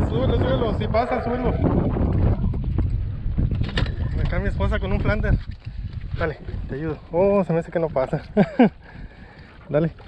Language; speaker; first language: Spanish; native; Spanish